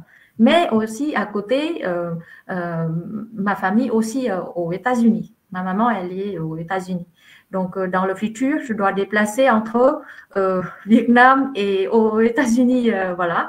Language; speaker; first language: French; non-native, fluent; Vietnamese